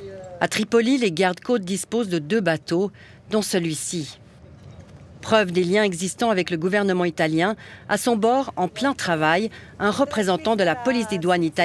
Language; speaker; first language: French; native; French